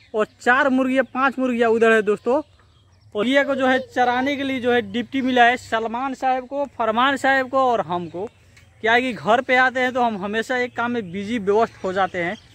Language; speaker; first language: Hindi; non-native, local second language; Bhojpuri